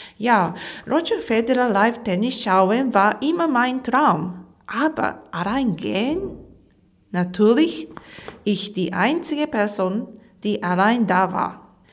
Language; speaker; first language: German; non-native, learner; Japanese